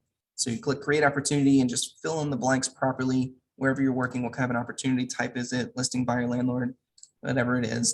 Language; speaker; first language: English; native; English